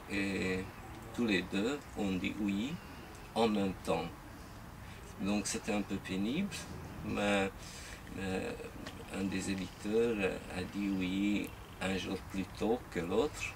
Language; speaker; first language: French; non-native, fluent; Hungarian